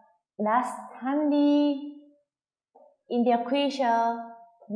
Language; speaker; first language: German; non-native, fluent; Vietnamese